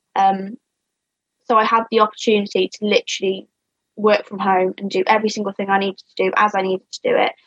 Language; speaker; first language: English; native; English